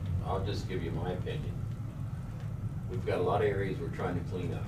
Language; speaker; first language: English; native; English